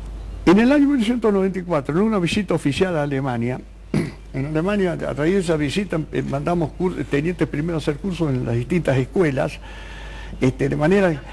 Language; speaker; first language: Spanish; native; Spanish